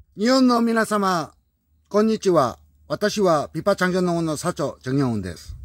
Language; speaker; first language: Japanese; non-native, learner; Korean